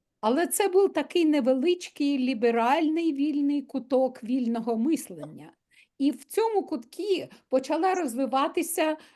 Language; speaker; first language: Ukrainian; non-native, local second language; Russian